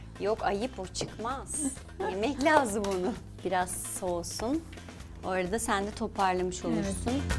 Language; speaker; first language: Turkish; native; Turkish